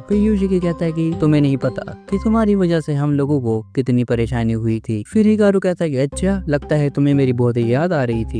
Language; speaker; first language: Hindi; native; Hindi